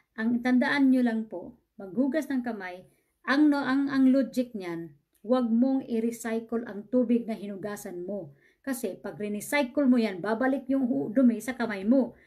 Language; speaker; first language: Filipino; non-native, local second language; Cebuano